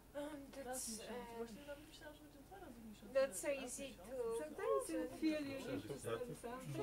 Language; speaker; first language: English; non-native, fluent; Polish